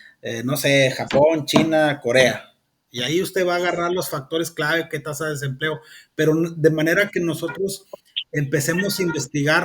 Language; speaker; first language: Spanish; native; Spanish